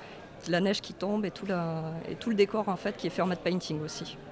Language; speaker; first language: French; native; French